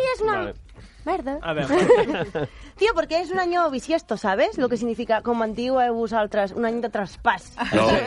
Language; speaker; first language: Catalan; non-native, local second language; Spanish